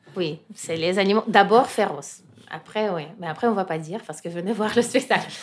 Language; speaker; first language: French; non-native, fluent; Russian